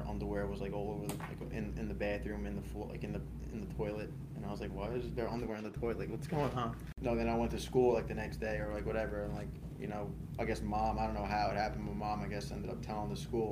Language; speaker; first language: English; native; English